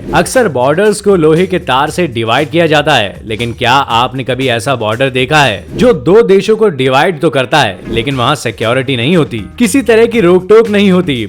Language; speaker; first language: Hindi; native; Hindi